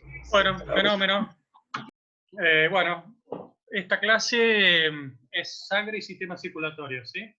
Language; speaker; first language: Spanish; native; Spanish